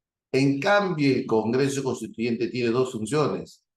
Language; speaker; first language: Spanish; native; Spanish